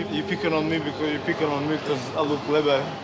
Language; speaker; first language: English; native; English